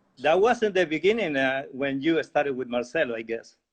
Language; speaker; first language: English; non-native, learner; Spanish